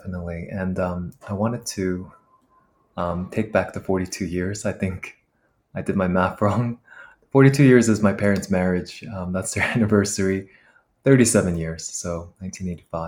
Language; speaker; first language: English; native; English